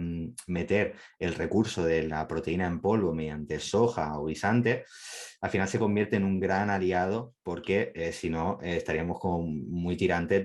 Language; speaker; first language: Spanish; native; Spanish